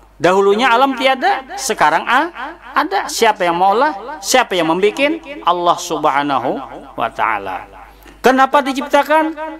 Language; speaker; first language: Indonesian; non-native, local second language; Banjar